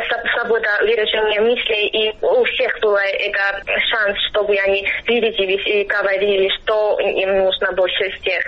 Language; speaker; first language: Russian; non-native, fluent; Georgian